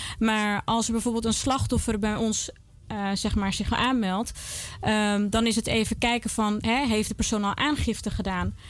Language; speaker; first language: Dutch; native; Dutch